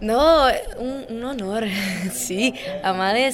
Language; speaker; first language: Spanish; non-native, learner; Portuguese